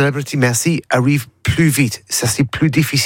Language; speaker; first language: French; non-native, learner; English